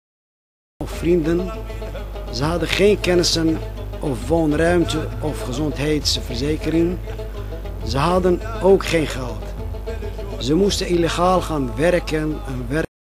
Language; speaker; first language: Dutch; non-native, fluent; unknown